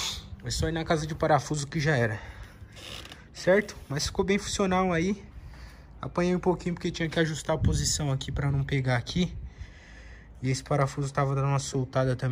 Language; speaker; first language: Portuguese; native; Portuguese